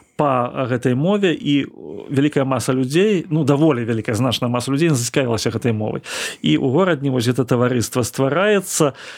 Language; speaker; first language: Belarusian; non-native, local second language; Russian